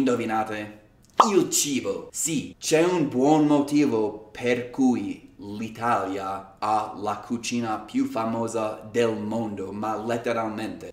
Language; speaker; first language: Italian; non-native, fluent; English